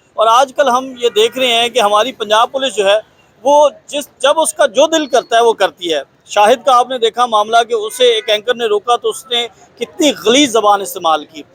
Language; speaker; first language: Urdu; native; Urdu